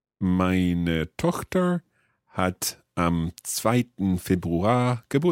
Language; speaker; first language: German; non-native, fluent; English